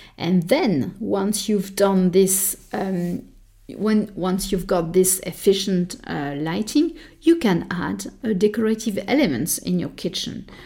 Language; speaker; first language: English; non-native, fluent; French